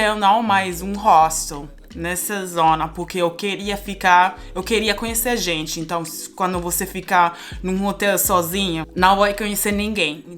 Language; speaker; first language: Portuguese; non-native, fluent; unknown